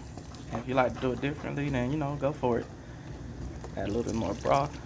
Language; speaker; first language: English; native; English